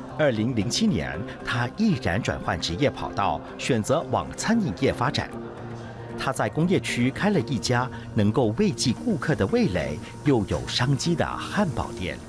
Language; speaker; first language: Chinese; native; Chinese